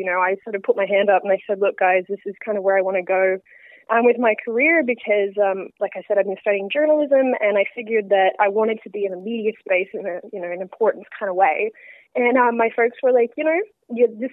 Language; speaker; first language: English; native; English